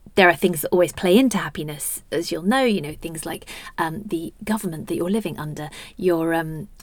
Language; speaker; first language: English; native; English